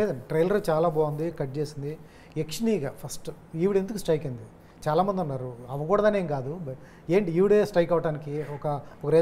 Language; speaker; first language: Telugu; native; Telugu